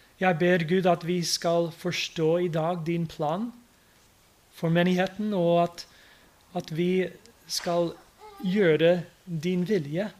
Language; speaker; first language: Norwegian; non-native, fluent; English